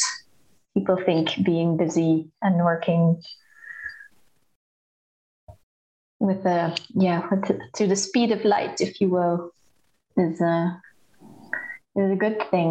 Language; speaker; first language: English; non-native, fluent; Dutch